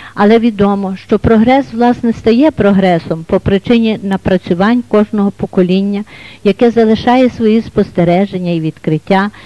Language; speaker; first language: Ukrainian; native; Ukrainian